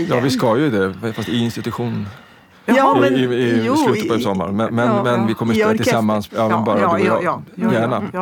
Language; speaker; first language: Swedish; native; Swedish